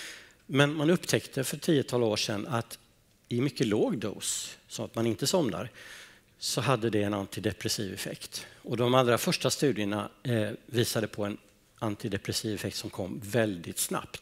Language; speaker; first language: Swedish; native; Swedish